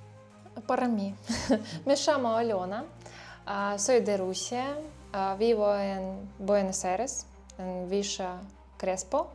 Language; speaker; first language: Spanish; non-native, learner; Russian